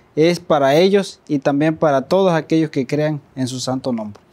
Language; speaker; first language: Spanish; native; Spanish